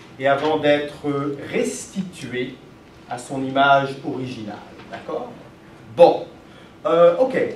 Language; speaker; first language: French; native; French